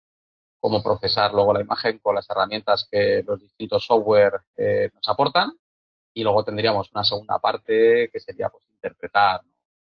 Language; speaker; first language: Spanish; native; Spanish